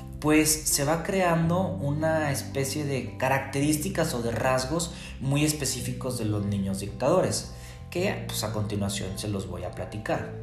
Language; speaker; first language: Spanish; native; Spanish